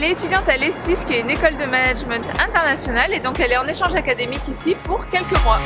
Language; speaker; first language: French; native; French